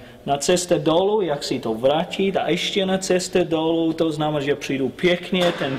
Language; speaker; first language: Czech; non-native, learner; English